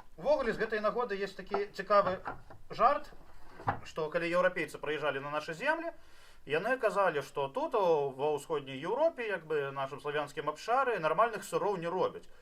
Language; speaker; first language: Belarusian; native; Belarusian